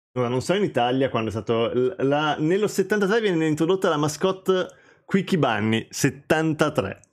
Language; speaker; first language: Italian; native; Italian